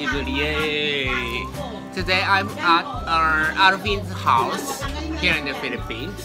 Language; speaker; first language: English; non-native, learner; Japanese